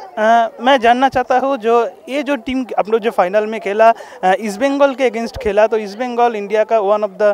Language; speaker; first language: Hindi; non-native, local second language; Bangla